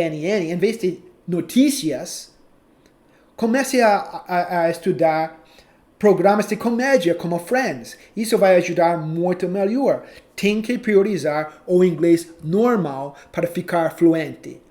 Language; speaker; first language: Portuguese; non-native, fluent; English